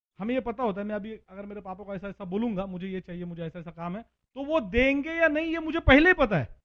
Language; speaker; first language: Hindi; non-native, local second language; Marathi